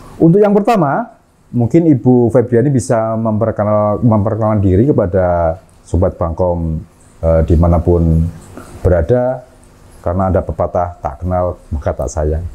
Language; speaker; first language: Indonesian; native; Indonesian